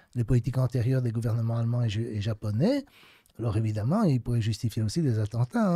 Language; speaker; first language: French; native; French